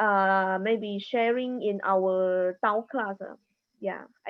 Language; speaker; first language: English; non-native, learner; Chinese